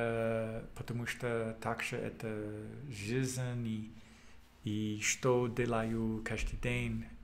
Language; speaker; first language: Russian; non-native, learner; English